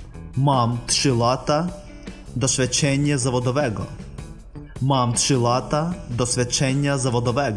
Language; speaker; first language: Polish; non-native, fluent; Russian